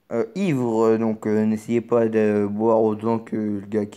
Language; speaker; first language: French; native; French